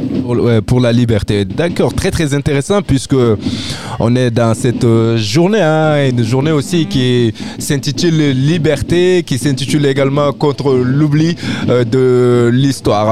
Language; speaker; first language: French; native; French